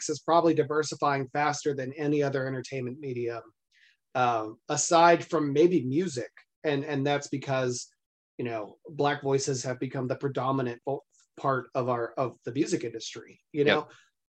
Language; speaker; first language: English; native; English